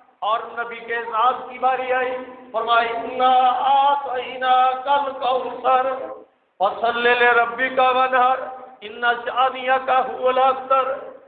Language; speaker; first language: Urdu; non-native, local second language; Punjabi